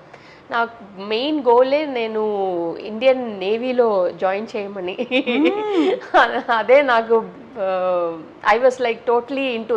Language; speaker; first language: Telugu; non-native, local second language; Tamil